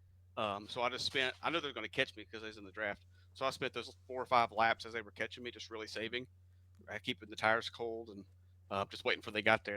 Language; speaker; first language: English; native; English